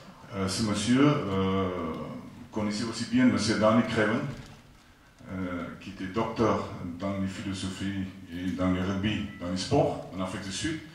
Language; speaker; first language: French; non-native, fluent; Afrikaans